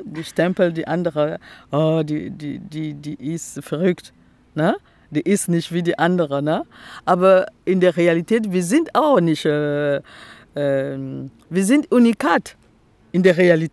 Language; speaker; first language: German; non-native, fluent; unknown